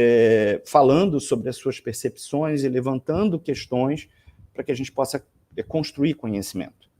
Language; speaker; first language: Portuguese; native; Portuguese